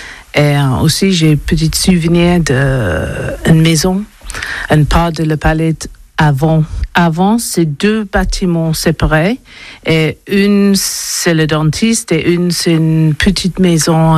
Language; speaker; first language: French; non-native, learner; English